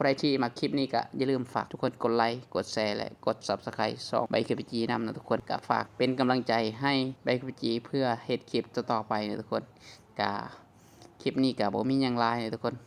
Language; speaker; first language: Thai; non-native, local second language; Northeastern Thai